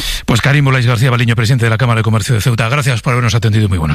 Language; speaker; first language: Spanish; native; Spanish